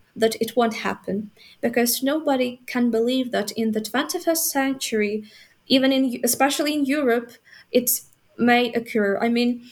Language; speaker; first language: English; non-native, fluent; Ukrainian